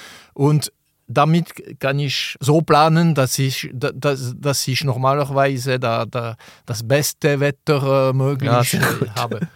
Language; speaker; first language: German; non-native, local second language; French